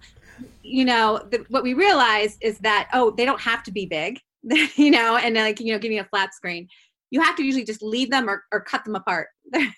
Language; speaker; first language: English; native; English